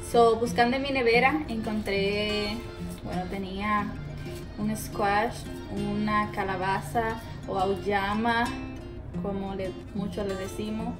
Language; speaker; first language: Spanish; early bilingual, heritage; Spanish